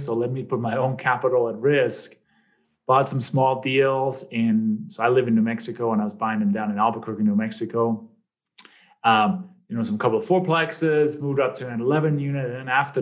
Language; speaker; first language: English; non-native, fluent; Danish